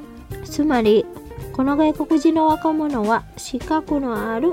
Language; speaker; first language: Japanese; non-native, fluent; Indonesian